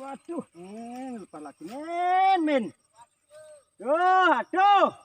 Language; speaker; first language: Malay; non-native, local second language; Javanese